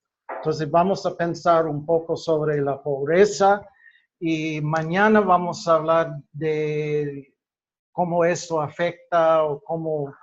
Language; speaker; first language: Spanish; non-native, fluent; English